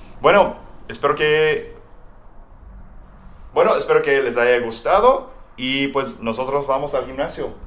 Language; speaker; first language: Spanish; non-native, fluent; English